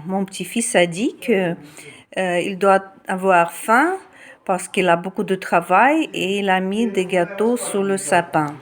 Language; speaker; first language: French; non-native, fluent; Russian